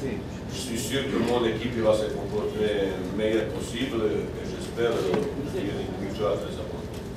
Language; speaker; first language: French; non-native, fluent; Bosnian